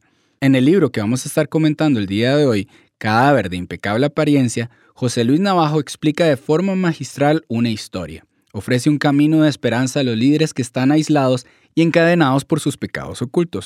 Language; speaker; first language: Spanish; native; Spanish